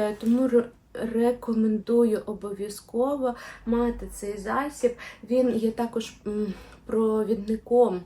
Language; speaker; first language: Ukrainian; non-native, local second language; Russian